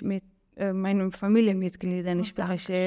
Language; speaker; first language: German; non-native, learner; Persian